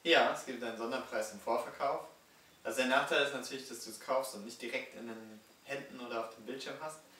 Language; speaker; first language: German; native; German